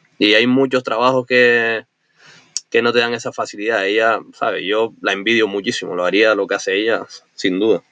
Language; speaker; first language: Spanish; native; Spanish